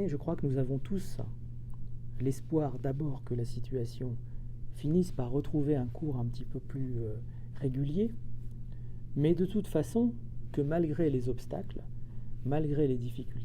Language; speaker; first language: French; native; French